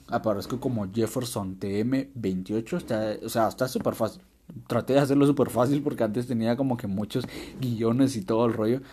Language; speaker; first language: Spanish; native; Spanish